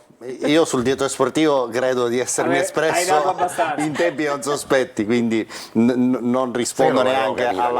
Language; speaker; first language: Italian; native; Italian